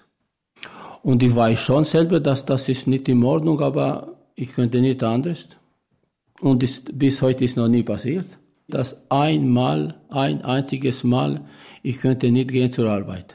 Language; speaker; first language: German; non-native, learner; Albanian